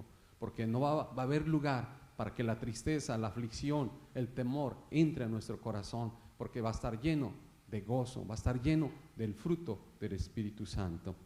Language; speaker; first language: Spanish; native; Spanish